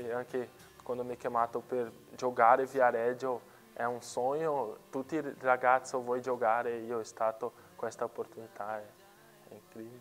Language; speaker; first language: Italian; non-native, learner; Portuguese